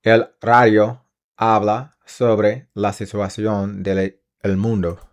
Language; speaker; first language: Spanish; non-native, learner; English